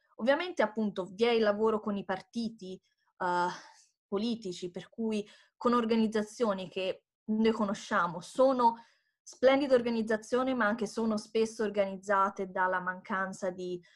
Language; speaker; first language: Italian; native; Italian